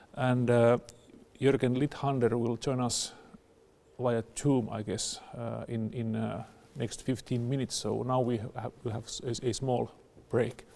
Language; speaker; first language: English; non-native, fluent; Finnish